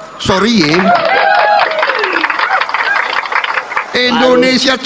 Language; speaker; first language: Indonesian; native; Indonesian